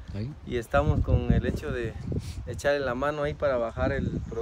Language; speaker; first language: Spanish; native; Spanish